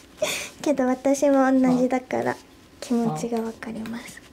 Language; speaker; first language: Japanese; native; Japanese